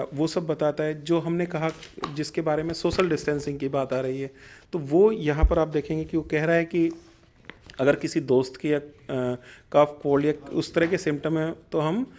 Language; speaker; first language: Hindi; non-native, local second language; Punjabi